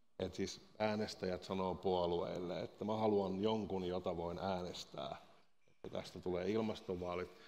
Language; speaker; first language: Finnish; native; Finnish